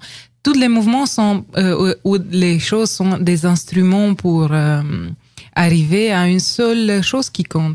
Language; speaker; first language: French; non-native, fluent; Romanian